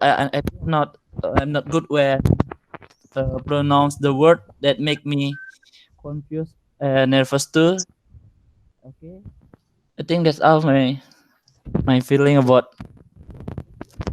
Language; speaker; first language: English; non-native, learner; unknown